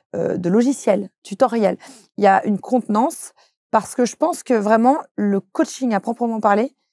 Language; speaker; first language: French; native; French